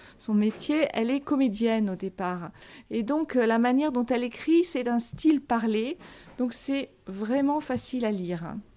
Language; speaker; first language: French; native; French